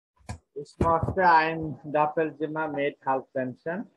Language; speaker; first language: German; non-native, fluent; Bangla